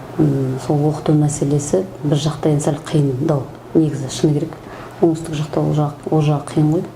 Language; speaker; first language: Kazakh; native; Kazakh